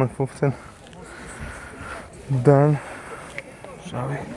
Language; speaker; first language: German; non-native, learner; Russian